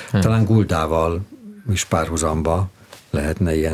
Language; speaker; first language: Hungarian; native; Hungarian